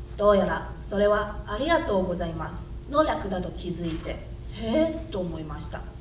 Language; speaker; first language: Japanese; non-native, fluent; Chinese